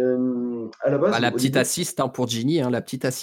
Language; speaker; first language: French; native; French